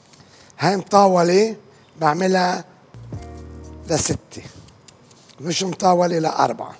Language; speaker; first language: Arabic; native; Arabic